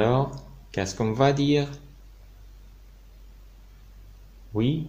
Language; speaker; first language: French; non-native, fluent; Arabic